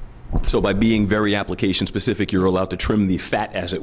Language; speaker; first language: English; native; English